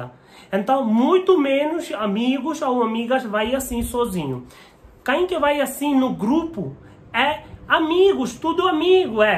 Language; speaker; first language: Portuguese; non-native, learner; Hindi